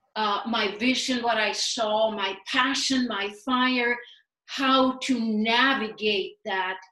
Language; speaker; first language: English; non-native, fluent; Swedish